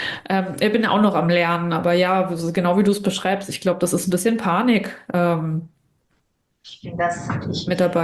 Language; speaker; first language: German; native; German